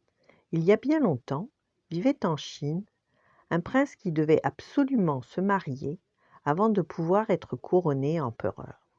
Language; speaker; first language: French; native; French